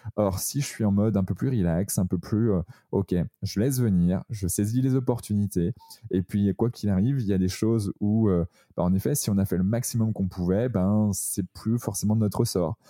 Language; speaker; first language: French; native; French